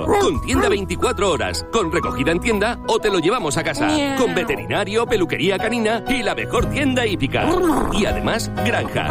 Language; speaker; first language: Spanish; native; Spanish